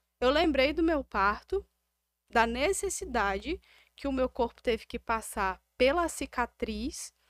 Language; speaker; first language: Portuguese; native; Portuguese